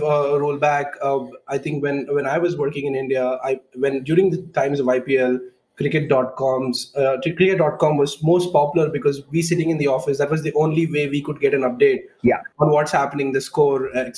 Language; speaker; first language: English; non-native, local second language; Hindi